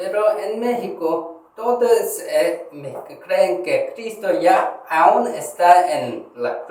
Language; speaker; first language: Spanish; non-native, learner; Korean